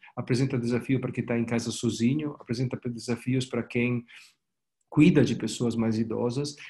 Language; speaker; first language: Portuguese; non-native, fluent; Italian